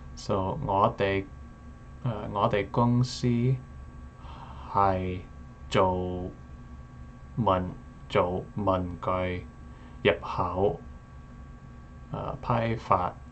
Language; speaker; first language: Cantonese; non-native, learner; English